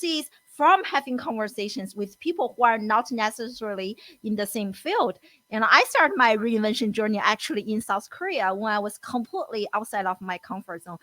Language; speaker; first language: English; non-native, fluent; Chinese